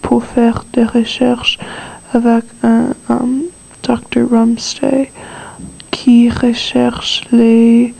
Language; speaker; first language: French; non-native, learner; English